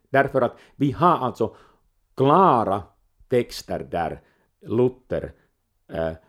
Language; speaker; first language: Swedish; non-native, local second language; Finnish